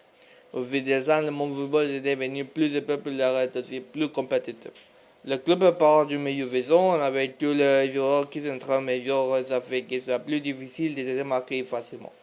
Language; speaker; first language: French; non-native, learner; Spanish